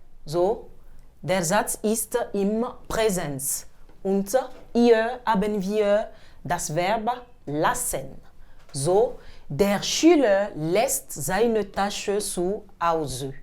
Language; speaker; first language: German; non-native, fluent; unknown